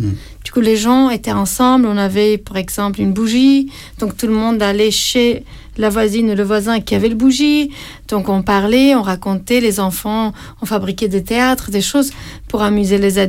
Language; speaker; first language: French; non-native, fluent; Armenian